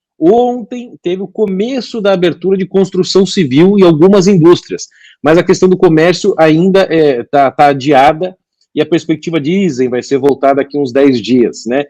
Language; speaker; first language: Portuguese; native; Portuguese